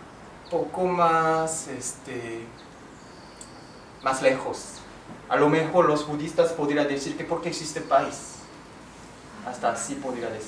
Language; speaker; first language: Spanish; non-native, fluent; Korean